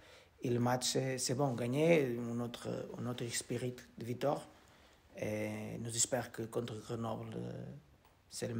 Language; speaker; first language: French; non-native, learner; Portuguese